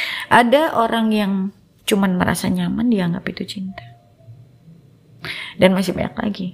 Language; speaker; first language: Indonesian; native; Indonesian